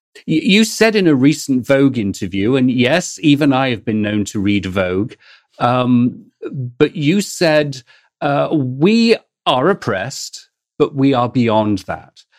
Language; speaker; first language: English; native; English